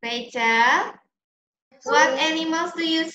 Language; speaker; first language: English; non-native, learner; Indonesian